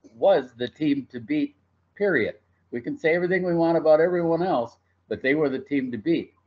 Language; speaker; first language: English; native; English